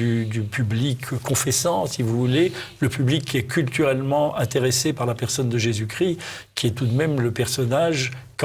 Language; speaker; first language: French; native; French